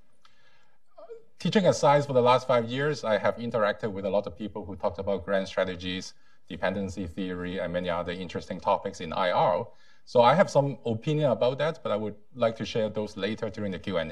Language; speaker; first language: English; non-native, local second language; Cantonese